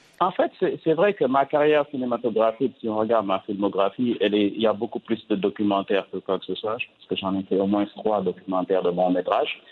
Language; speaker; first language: French; non-native, local second language; Wolof